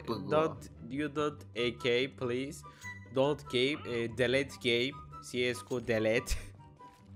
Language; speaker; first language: English; non-native, learner; Turkish